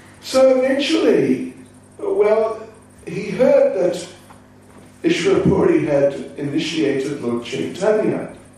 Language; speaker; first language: English; native; English